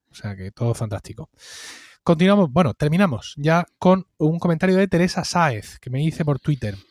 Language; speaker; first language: Spanish; native; Spanish